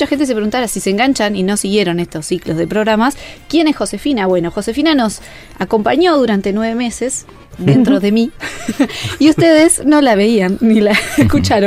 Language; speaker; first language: Spanish; native; Spanish